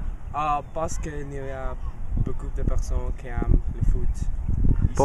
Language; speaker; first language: French; non-native, learner; English